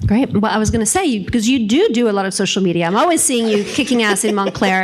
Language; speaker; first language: English; native; English